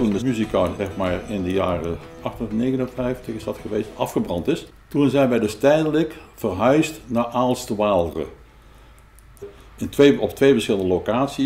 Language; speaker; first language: Dutch; native; Dutch